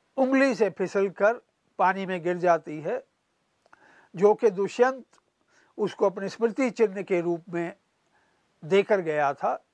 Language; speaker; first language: Hindi; native; Hindi